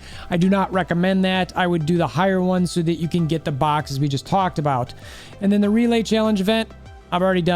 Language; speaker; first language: English; native; English